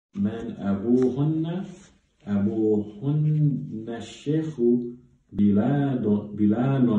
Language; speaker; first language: Arabic; non-native, learner; English